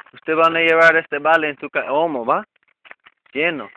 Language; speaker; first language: Spanish; non-native, learner; English